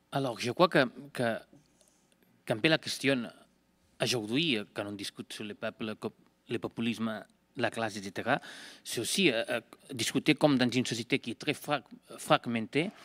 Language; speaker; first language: French; non-native, fluent; Spanish